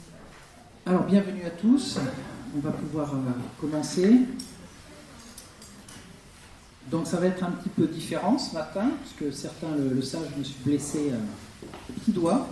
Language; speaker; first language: French; native; French